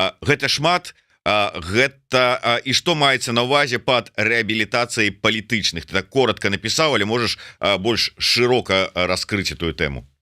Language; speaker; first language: Belarusian; native; Belarusian